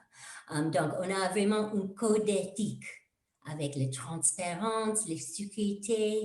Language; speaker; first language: French; non-native, fluent; English